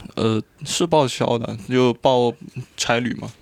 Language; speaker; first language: Chinese; native; Chinese